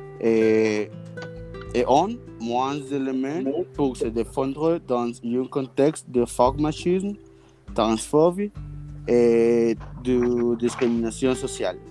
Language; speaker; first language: French; non-native, learner; Spanish